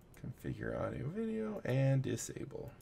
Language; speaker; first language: English; native; English